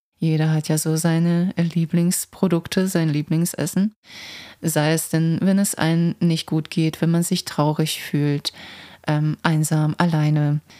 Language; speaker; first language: German; non-native, fluent; Croatian